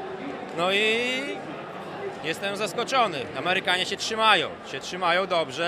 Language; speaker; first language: Polish; native; Polish